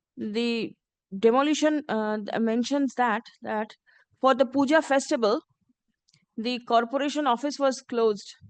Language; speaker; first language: English; non-native, local second language; Bangla